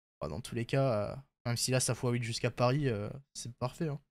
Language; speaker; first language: French; native; French